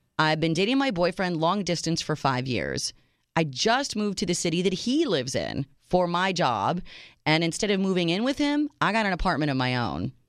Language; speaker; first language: English; native; English